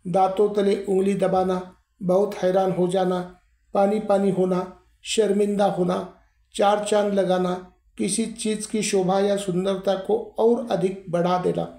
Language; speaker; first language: Hindi; non-native, local second language; Marathi